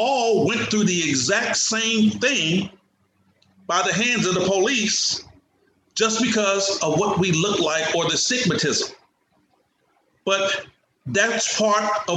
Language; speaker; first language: English; native; English